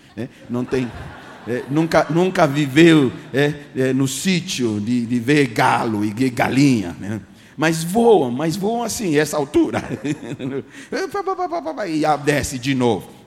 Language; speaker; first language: Portuguese; non-native, fluent; English